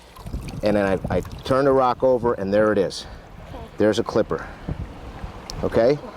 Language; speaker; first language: English; native; English